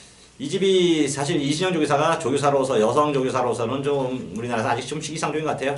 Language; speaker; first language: Korean; native; Korean